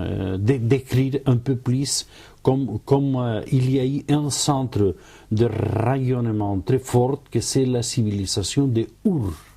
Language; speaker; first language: French; non-native, fluent; Spanish